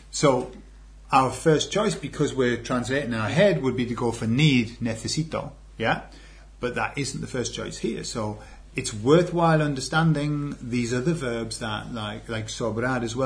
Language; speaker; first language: English; native; English